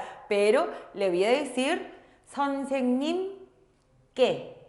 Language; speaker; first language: Spanish; non-native, local second language; Korean